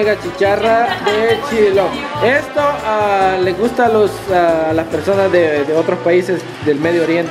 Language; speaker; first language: Spanish; native; Spanish